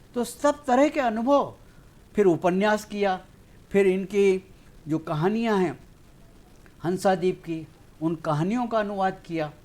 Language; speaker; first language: Hindi; native; Hindi